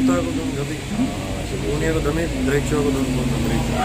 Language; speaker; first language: Filipino; non-native, learner; Punjabi